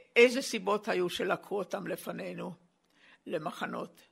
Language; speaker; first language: Hebrew; non-native, fluent; Slovak